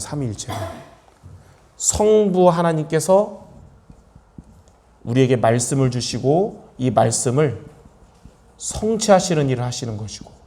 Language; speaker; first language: Korean; native; Korean